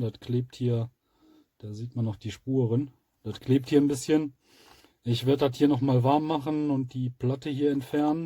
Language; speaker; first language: German; native; German